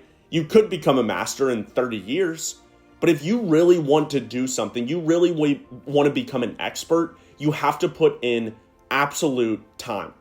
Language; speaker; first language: English; native; English